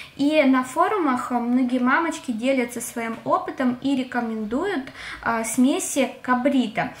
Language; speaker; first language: Russian; native; Russian